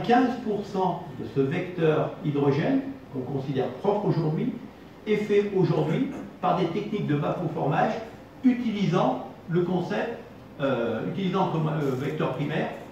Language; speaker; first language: French; native; French